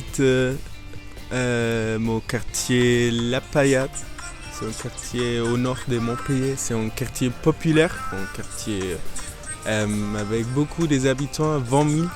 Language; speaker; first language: French; non-native, fluent; German